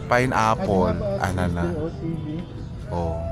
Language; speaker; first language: English; non-native, local second language; Filipino